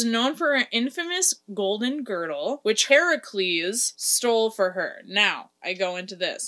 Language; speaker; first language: English; native; English